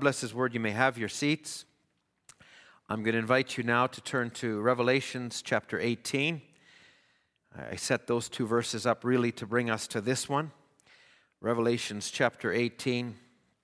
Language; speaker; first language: English; native; English